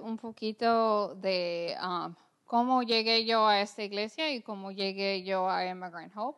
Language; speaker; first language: Spanish; early bilingual, other home language; English